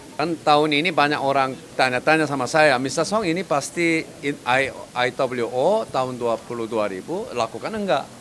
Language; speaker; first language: Indonesian; non-native, fluent; Korean